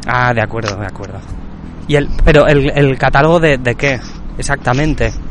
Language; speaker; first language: Spanish; non-native, local second language; Catalan